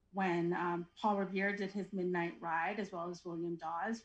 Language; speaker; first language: English; native; English